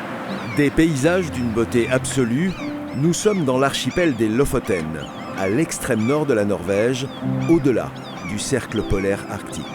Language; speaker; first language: French; native; French